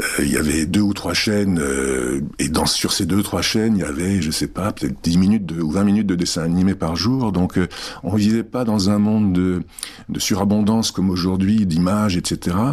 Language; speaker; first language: French; early bilingual, other home language; Czech